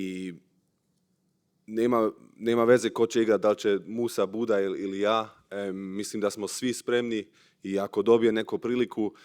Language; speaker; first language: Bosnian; early bilingual, heritage; Bosnian